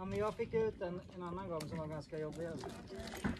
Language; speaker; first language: Swedish; native; Swedish